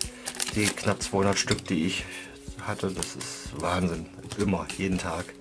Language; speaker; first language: German; native; German